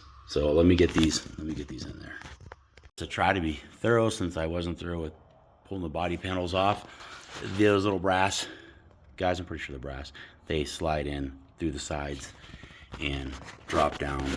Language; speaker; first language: English; native; English